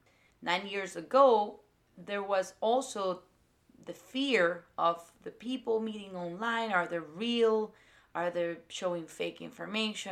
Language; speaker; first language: English; non-native, fluent; Spanish